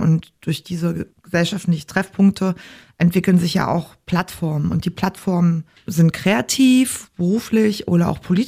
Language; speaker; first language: German; native; German